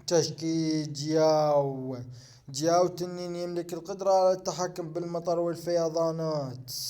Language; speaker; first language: Arabic; native; Arabic